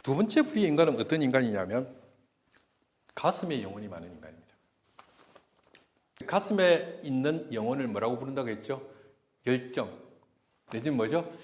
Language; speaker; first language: Korean; native; Korean